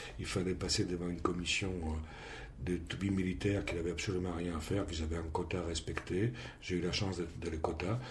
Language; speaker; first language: French; non-native, fluent; Greek